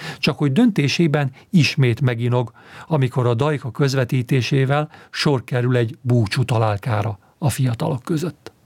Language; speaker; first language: Hungarian; native; Hungarian